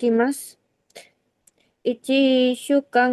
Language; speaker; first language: Japanese; non-native, learner; Indonesian